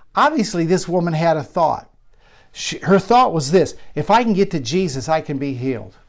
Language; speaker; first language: English; native; English